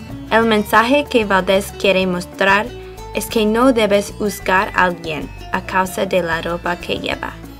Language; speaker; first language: Spanish; non-native, learner; English